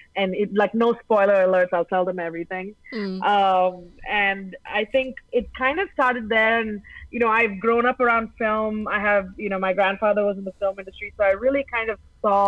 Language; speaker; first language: English; non-native, local second language; Tamil